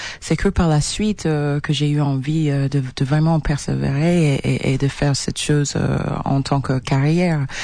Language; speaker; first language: French; non-native, fluent; English